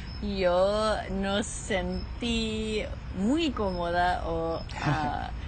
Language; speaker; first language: Spanish; non-native, fluent; English